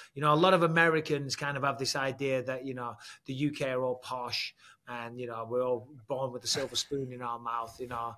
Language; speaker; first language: English; native; English